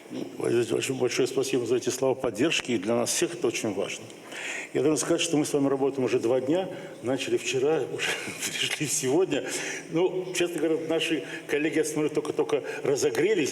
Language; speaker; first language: Russian; native; Russian